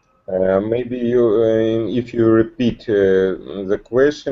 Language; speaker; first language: English; non-native, learner; Russian